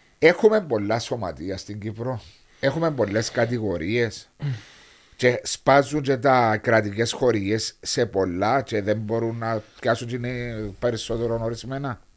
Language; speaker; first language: Greek; native; Greek